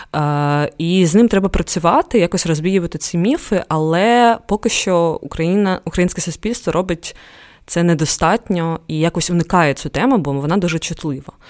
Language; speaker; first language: Ukrainian; native; Ukrainian